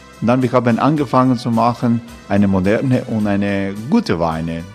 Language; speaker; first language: German; non-native, learner; Croatian